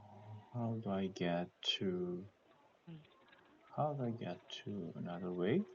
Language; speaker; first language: English; non-native, learner; Korean